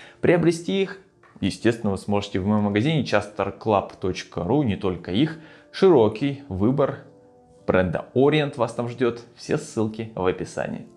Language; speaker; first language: Russian; native; Russian